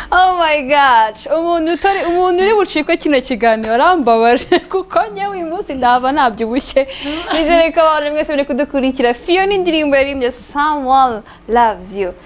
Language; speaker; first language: Kinyarwanda; native; Kinyarwanda